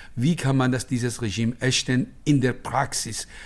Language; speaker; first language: German; non-native, fluent; Persian